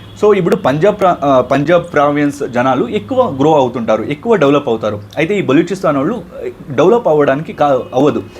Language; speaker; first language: Telugu; non-native, local second language; Kannada